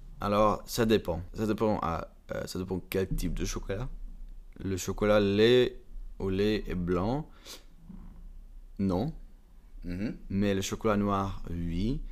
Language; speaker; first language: French; non-native, learner; Dutch